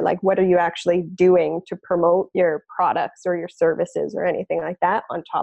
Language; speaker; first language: English; native; English